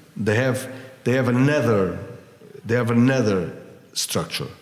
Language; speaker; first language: English; non-native, fluent; Portuguese